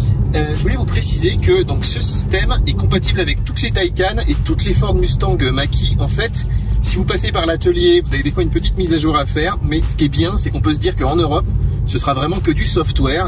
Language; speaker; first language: French; native; French